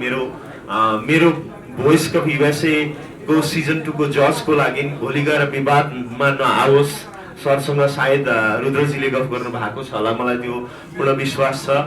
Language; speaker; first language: Nepali; native; Nepali